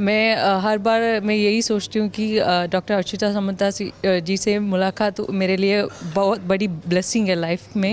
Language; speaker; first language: Hindi; non-native, local second language; Tamil